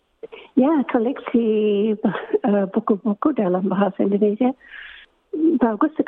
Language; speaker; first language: Indonesian; non-native, fluent; English